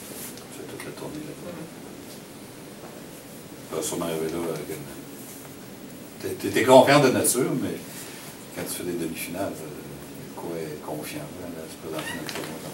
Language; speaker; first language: French; native; French